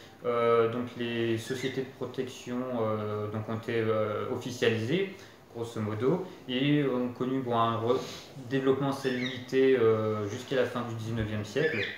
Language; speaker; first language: French; native; French